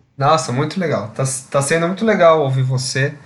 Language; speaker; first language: Portuguese; native; Portuguese